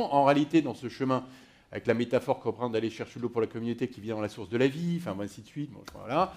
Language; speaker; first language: French; native; French